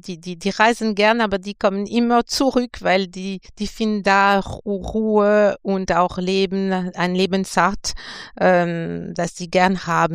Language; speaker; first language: German; non-native, fluent; French